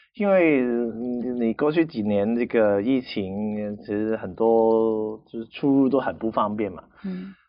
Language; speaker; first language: Chinese; non-native, local second language; Cantonese